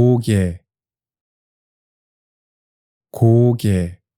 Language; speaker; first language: Korean; native; Korean